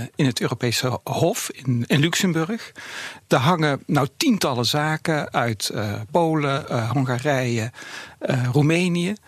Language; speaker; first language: Dutch; native; Dutch